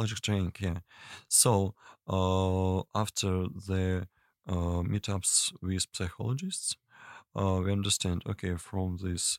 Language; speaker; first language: English; non-native, learner; Russian